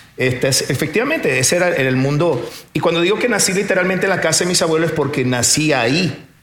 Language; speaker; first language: Spanish; early bilingual, other home language; Portuguese